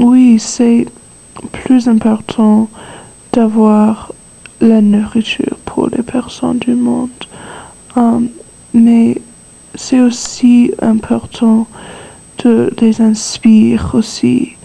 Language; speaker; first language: French; non-native, learner; English